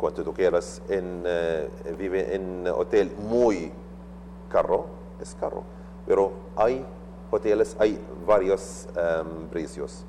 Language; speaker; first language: Spanish; non-native, learner; Arabic